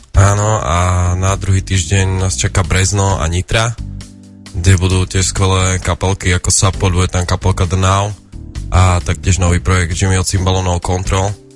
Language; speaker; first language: Slovak; native; Slovak